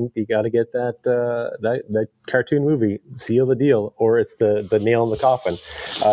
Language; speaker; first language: English; native; English